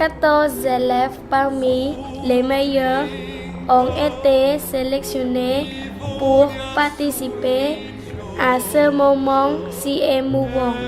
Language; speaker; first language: French; non-native, learner; Khmer